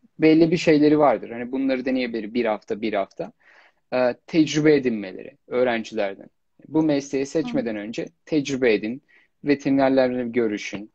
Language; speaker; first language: Turkish; native; Turkish